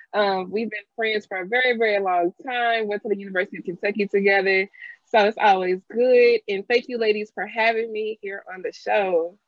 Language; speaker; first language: English; native; English